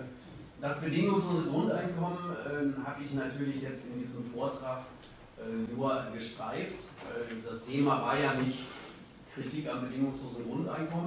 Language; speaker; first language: German; native; German